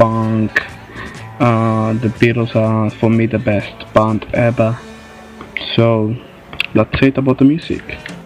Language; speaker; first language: English; non-native, fluent; Spanish